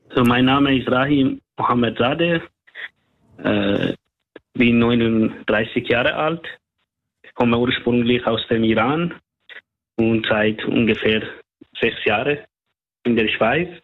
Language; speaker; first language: German; non-native, fluent; Persian